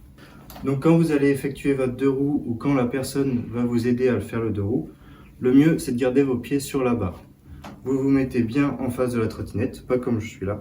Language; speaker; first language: French; native; French